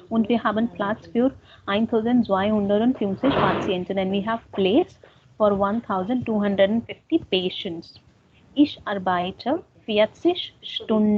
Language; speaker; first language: German; non-native, learner; Hindi